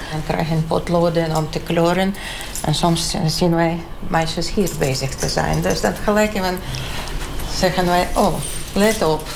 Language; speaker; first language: Dutch; non-native, learner; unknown